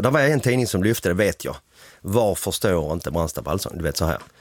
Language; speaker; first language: Swedish; native; Swedish